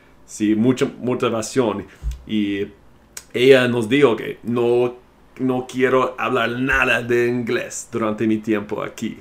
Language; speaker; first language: Spanish; non-native, fluent; English